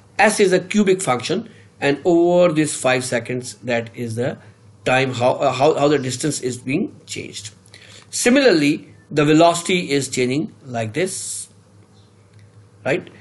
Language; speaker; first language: English; non-native, local second language; Urdu